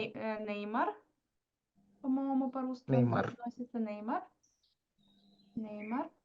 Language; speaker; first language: Russian; non-native, fluent; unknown